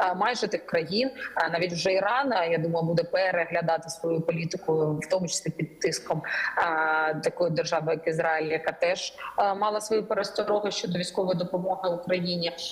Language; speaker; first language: Ukrainian; native; Ukrainian